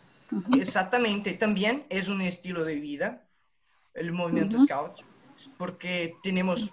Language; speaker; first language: Spanish; non-native, learner; Portuguese